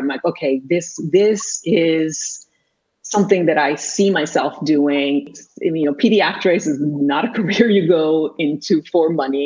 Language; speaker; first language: English; non-native, fluent; Spanish